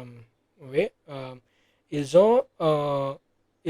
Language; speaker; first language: French; non-native, learner; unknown